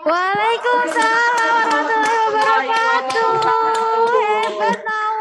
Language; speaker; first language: Indonesian; native; Indonesian